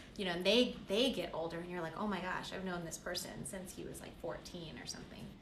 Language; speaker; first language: English; native; English